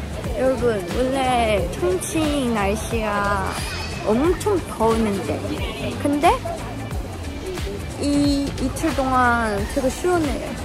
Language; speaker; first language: Korean; non-native, learner; Chinese